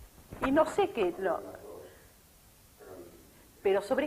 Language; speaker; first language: Spanish; native; Spanish